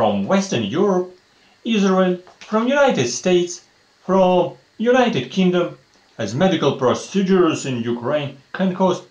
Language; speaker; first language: English; non-native, fluent; Russian